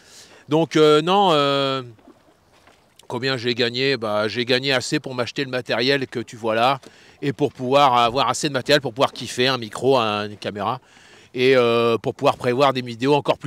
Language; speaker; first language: French; native; French